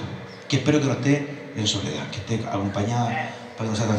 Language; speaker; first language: Spanish; native; Spanish